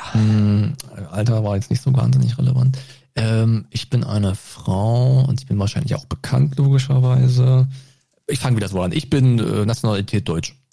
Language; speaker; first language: German; native; German